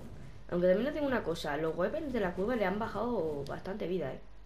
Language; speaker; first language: Spanish; native; Spanish